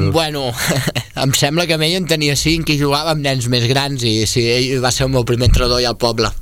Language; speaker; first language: Catalan; native; Catalan